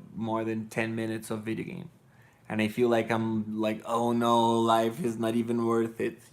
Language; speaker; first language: English; non-native, fluent; Portuguese